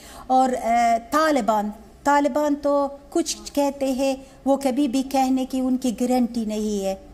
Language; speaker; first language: Hindi; non-native, learner; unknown